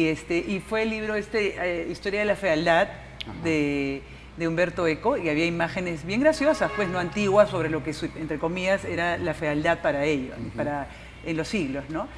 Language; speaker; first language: Spanish; native; Spanish